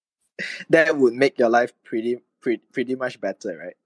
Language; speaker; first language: English; non-native, local second language; Chinese